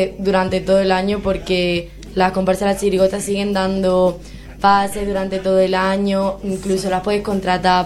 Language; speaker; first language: Spanish; native; Spanish